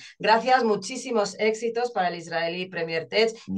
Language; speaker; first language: Spanish; native; Spanish